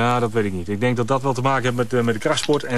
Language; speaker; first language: Dutch; native; Dutch